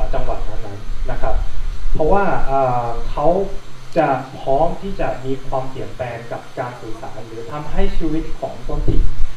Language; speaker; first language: Thai; non-native, fluent; Japanese